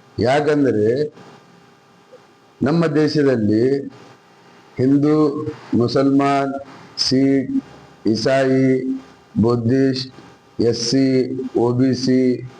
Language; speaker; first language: Kannada; non-native, local second language; Urdu